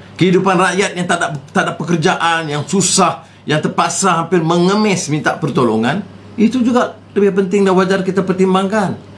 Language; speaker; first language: Malay; native; Malay